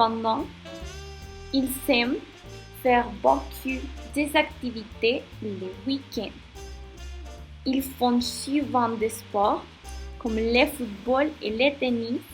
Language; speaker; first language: French; non-native, learner; Spanish